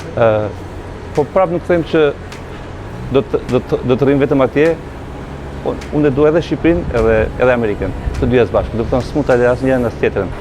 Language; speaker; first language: Albanian; native; Albanian